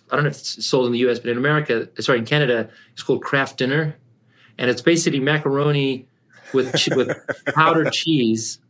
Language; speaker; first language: English; native; English